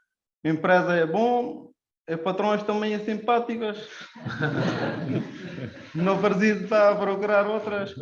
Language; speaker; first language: Portuguese; non-native, learner; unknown